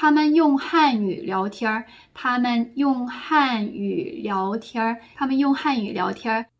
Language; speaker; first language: Chinese; non-native, fluent; Korean